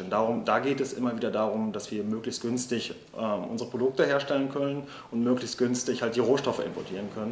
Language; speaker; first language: German; native; German